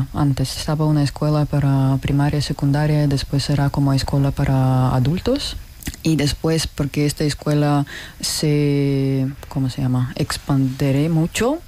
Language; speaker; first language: Spanish; non-native, learner; Russian